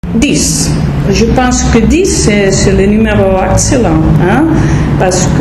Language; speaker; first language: French; non-native, fluent; Spanish